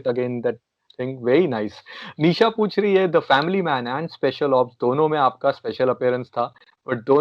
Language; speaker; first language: Hindi; native; Hindi